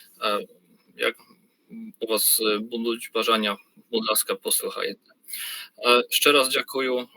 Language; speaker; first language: Polish; non-native, learner; Ukrainian